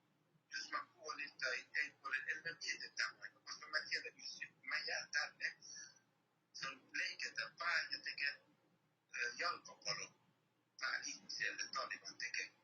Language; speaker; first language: Finnish; non-native, learner; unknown